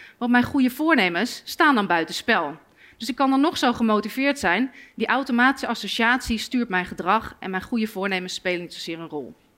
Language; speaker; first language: Dutch; native; Dutch